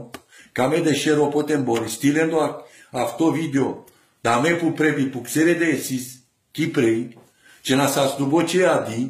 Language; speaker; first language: Greek; non-native, learner; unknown